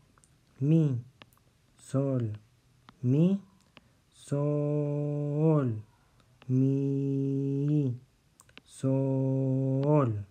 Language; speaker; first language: Spanish; native; Spanish